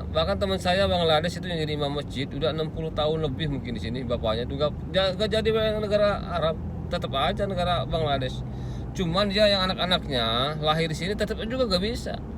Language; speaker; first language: Indonesian; native; Indonesian